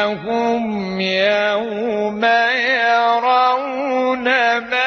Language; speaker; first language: Arabic; native; Arabic